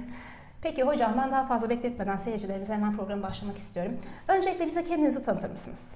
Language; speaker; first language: Turkish; native; Turkish